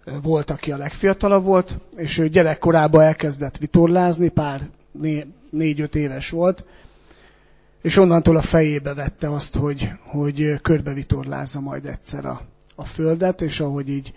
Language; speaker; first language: Hungarian; native; Hungarian